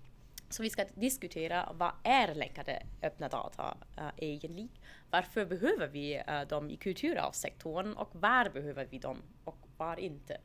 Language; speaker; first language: Swedish; non-native, fluent; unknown